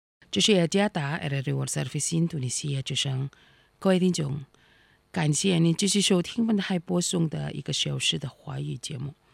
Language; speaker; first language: Chinese; non-native, fluent; Indonesian